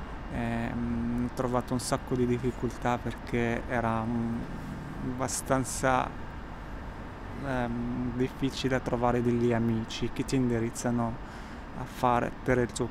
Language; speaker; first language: Italian; non-native, fluent; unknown